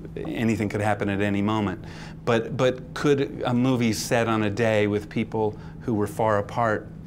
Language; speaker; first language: English; native; English